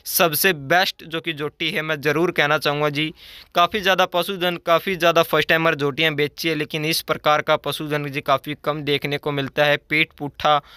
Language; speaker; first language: Hindi; native; Hindi